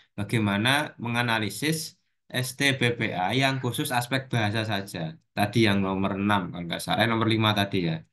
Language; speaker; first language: Indonesian; non-native, local second language; Javanese